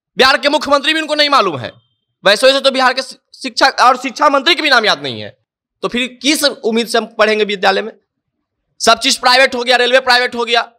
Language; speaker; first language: Hindi; native; Hindi